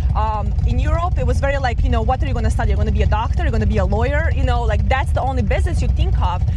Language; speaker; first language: English; non-native, fluent; Serbian